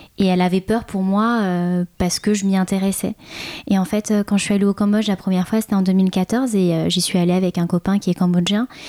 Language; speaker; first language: French; early bilingual, other home language; Khmer